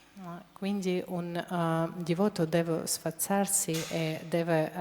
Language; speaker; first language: Italian; non-native, fluent; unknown